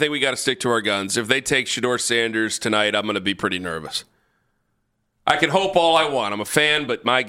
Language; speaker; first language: English; native; English